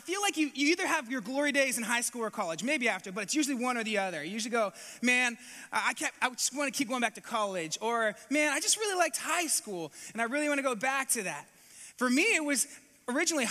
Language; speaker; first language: English; native; English